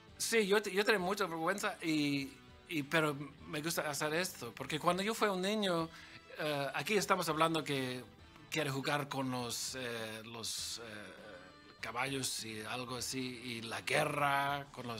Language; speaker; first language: Spanish; early bilingual, other home language; English